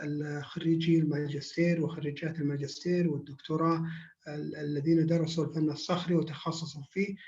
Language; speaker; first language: Arabic; native; Arabic